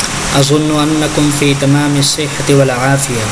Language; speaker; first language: Arabic; non-native, fluent; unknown